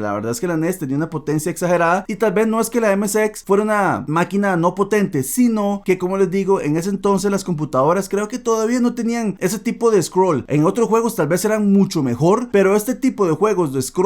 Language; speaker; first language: Spanish; native; Spanish